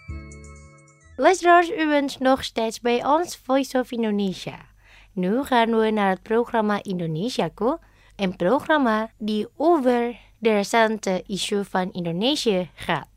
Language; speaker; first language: Dutch; non-native, learner; Indonesian